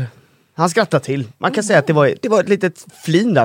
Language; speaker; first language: Swedish; native; Swedish